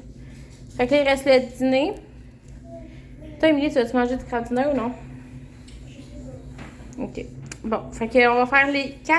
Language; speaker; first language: French; native; French